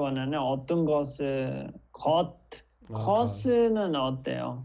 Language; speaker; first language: Korean; non-native, fluent; Nepali